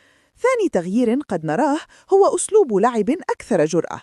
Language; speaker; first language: Arabic; native; Arabic